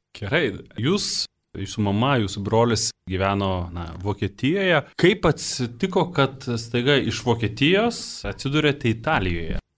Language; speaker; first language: Lithuanian; native; Lithuanian